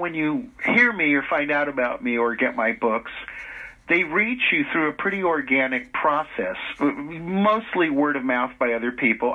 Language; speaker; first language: English; native; English